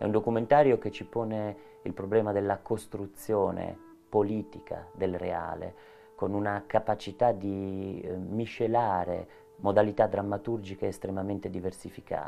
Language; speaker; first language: Italian; native; Italian